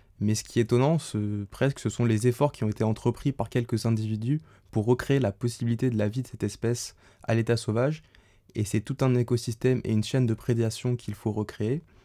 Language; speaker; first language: French; native; French